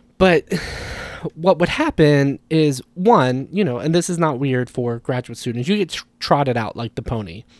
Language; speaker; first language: English; native; English